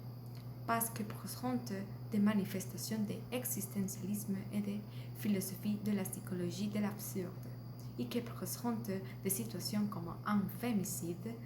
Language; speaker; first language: French; non-native, learner; Spanish